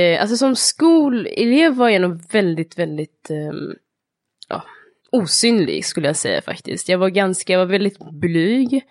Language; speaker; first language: Swedish; early bilingual, other home language; Somali